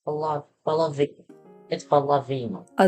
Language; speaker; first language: Russian; non-native, learner; English